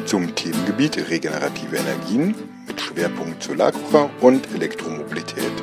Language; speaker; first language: German; native; German